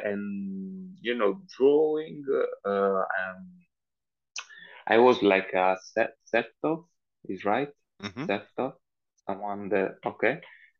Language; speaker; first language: English; non-native, fluent; Italian